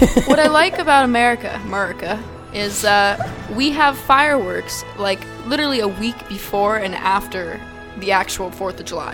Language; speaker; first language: English; early bilingual, other home language; Russian